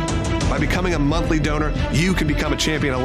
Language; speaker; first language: English; native; English